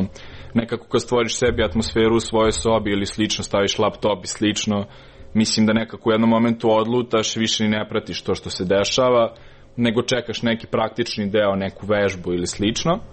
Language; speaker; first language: Serbian; native; Serbian